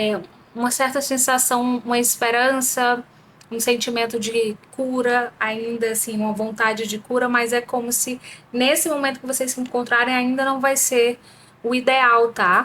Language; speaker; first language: Portuguese; native; Portuguese